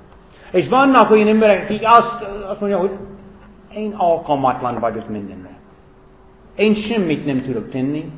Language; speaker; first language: Hungarian; non-native, fluent; English